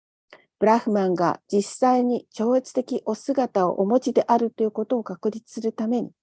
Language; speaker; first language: Japanese; native; Japanese